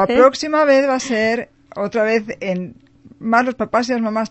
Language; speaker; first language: Spanish; native; Spanish